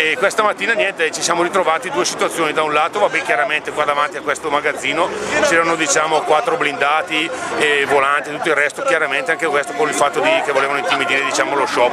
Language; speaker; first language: Italian; native; Italian